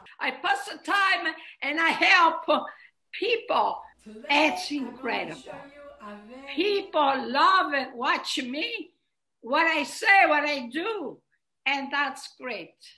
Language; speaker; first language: English; non-native, learner; Italian